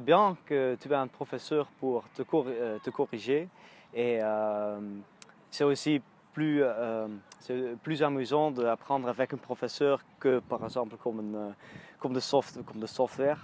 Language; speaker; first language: French; non-native, learner; Dutch